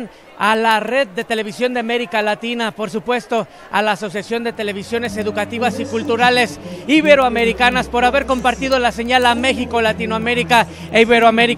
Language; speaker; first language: Spanish; native; Spanish